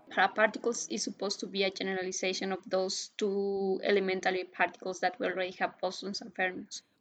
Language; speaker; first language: English; non-native, fluent; Spanish